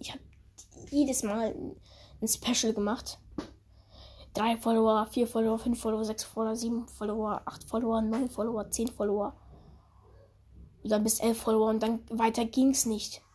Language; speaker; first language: German; early bilingual, other home language; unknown